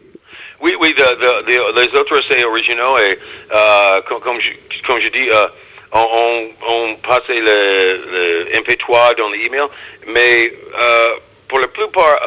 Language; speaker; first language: French; non-native, learner; English